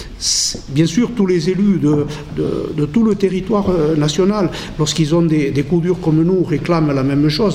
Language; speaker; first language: French; native; French